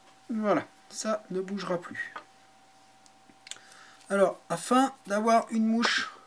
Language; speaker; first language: French; native; French